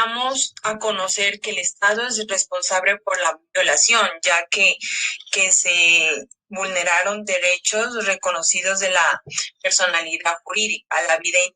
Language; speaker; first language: Spanish; native; Spanish